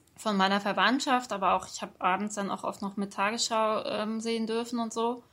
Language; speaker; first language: German; early bilingual, other home language; Persian